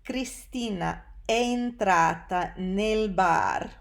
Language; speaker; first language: Italian; non-native, fluent; English